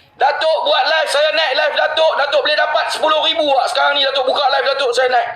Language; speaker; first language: Malay; native; Malay